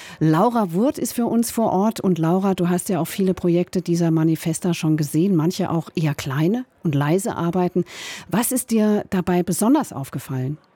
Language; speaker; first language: German; native; German